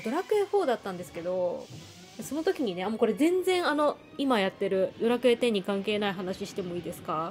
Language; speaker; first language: Japanese; native; Japanese